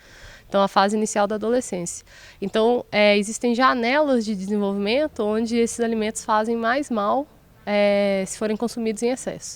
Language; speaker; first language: Portuguese; native; Portuguese